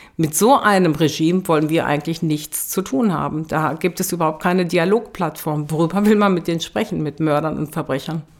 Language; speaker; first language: German; early bilingual, other home language; Turkish